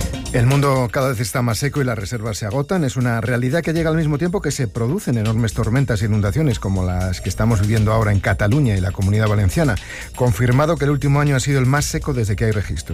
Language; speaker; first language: Spanish; native; Spanish